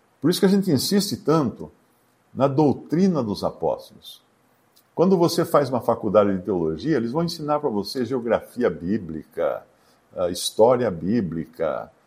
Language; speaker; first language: Portuguese; native; Portuguese